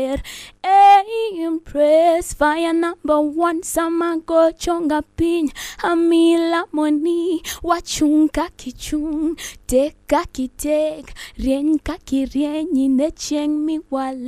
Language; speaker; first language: English; non-native, local second language; Luo (Kenya and Tanzania)